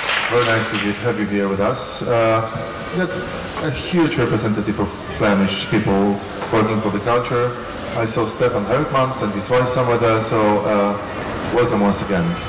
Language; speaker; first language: English; non-native, fluent; Polish